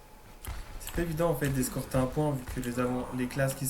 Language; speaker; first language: French; native; French